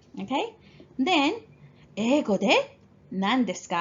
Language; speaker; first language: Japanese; non-native, fluent; English